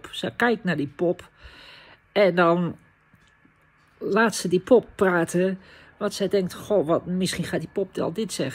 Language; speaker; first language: Dutch; native; Dutch